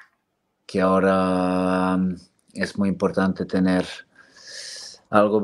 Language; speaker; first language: Spanish; non-native, fluent; Serbian